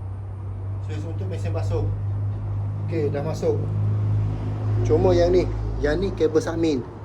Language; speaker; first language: Malay; native; Malay